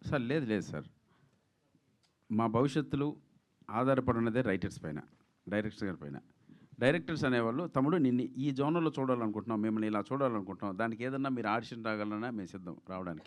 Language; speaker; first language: Telugu; native; Telugu